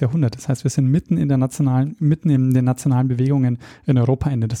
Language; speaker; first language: German; native; German